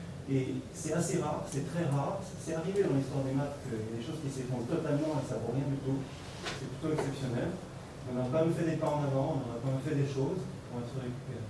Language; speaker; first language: French; native; French